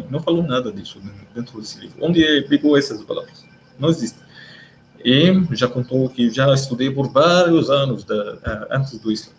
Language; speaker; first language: Portuguese; non-native, fluent; Arabic